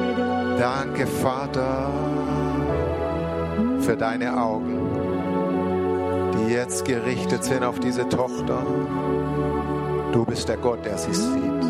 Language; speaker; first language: German; native; German